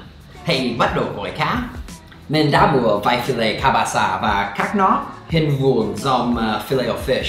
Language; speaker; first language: Vietnamese; non-native, fluent; English